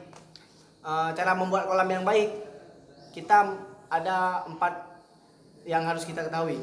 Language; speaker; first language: Indonesian; native; Indonesian